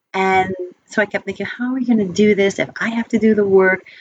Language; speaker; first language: English; native; English